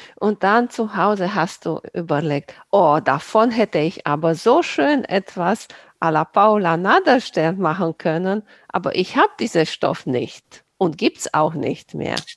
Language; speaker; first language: German; non-native, fluent; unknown